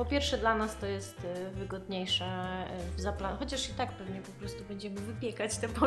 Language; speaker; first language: Polish; native; Polish